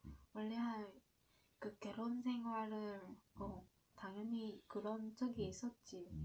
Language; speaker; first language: Korean; non-native, learner; Vietnamese